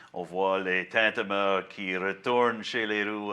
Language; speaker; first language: French; non-native, learner; English